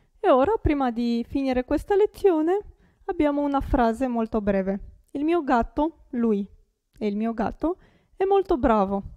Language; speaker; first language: Italian; non-native, fluent; Romanian